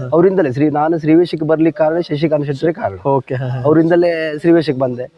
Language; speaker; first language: Kannada; native; Kannada